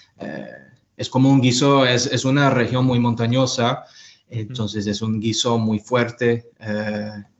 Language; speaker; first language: Spanish; non-native, fluent; English